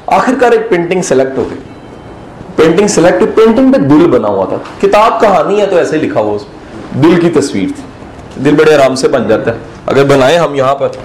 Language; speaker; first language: Urdu; non-native, local second language; Punjabi